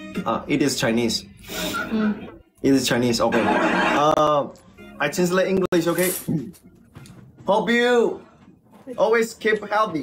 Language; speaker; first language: English; non-native, learner; Vietnamese